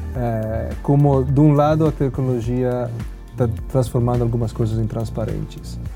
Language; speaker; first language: Portuguese; non-native, fluent; Italian